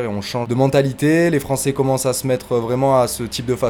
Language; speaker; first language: French; native; French